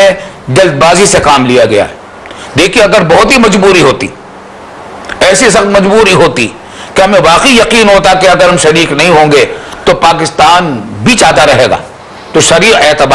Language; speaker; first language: Urdu; native; Urdu